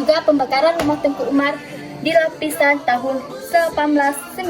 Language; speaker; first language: Indonesian; native; Indonesian